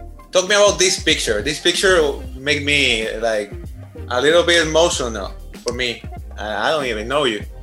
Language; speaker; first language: English; non-native, fluent; Spanish